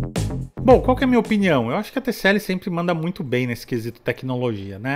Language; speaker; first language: Portuguese; native; Portuguese